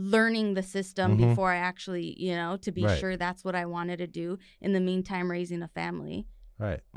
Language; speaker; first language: English; native; English